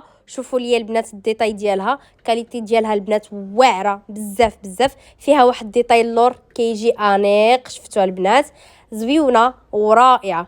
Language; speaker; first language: Arabic; native; Arabic